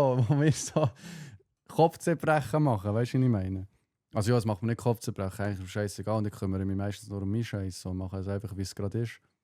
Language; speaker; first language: German; native; German